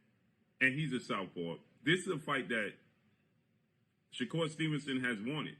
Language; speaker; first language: English; native; English